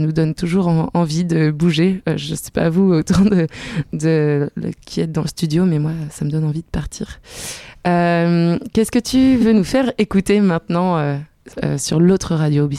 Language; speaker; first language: French; native; French